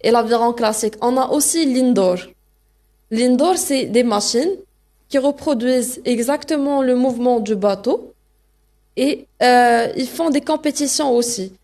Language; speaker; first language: French; non-native, local second language; Arabic